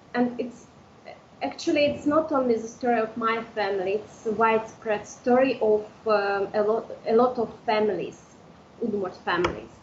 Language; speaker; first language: English; non-native, fluent; Udmurt